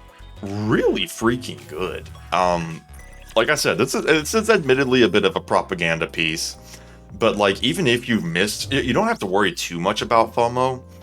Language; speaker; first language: English; native; English